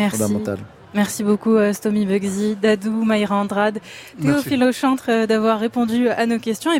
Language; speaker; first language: French; native; French